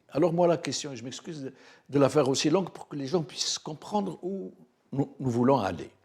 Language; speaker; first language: French; non-native, local second language; Arabic